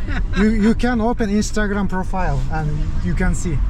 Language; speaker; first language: English; non-native, learner; Kazakh